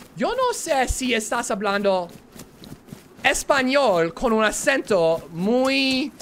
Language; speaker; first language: Spanish; non-native, learner; English